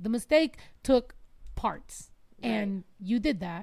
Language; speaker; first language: English; early bilingual, other home language; Spanish